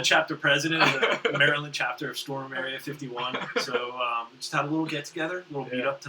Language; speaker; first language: English; native; English